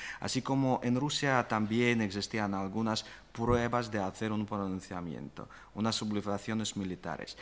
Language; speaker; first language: Spanish; non-native, fluent; Russian